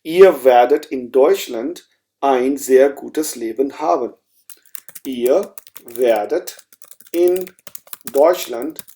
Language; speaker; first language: German; non-native, fluent; Urdu